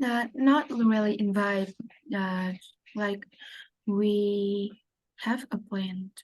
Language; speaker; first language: English; non-native, learner; Vietnamese